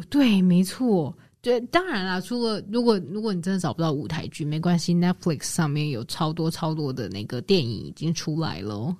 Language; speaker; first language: Chinese; native; Chinese